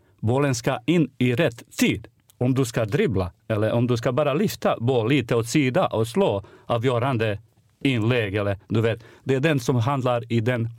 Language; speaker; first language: Swedish; non-native, fluent; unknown